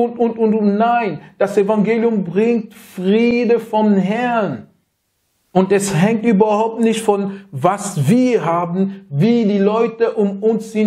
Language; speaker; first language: German; non-native, learner; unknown